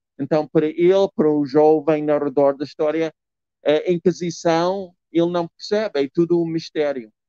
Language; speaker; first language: Portuguese; non-native, fluent; English